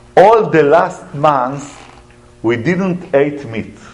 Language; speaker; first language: English; non-native, fluent; Hebrew